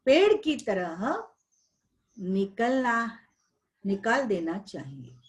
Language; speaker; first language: Hindi; non-native, local second language; Marathi